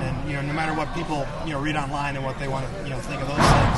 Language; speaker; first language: English; native; English